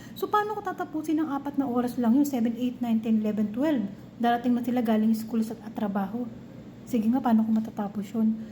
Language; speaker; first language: Filipino; non-native, local second language; Cebuano